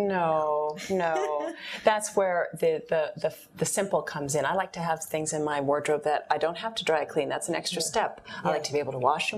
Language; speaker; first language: English; native; English